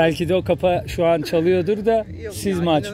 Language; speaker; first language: Turkish; native; Turkish